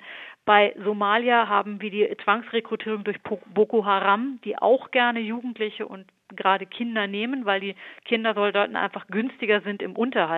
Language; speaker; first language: German; native; German